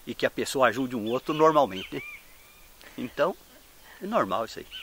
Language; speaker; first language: Portuguese; native; Portuguese